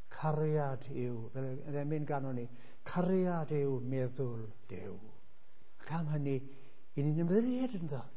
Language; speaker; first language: Welsh; native; Welsh